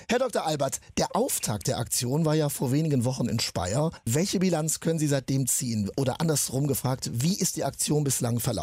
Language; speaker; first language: German; native; German